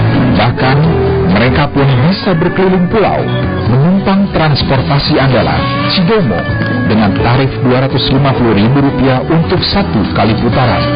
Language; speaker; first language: Indonesian; native; Indonesian